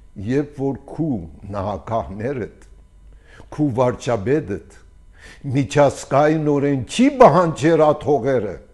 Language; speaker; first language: Armenian; early bilingual, heritage; Armenian